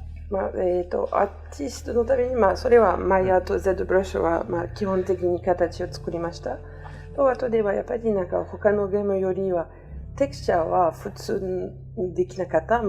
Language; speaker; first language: Japanese; non-native, learner; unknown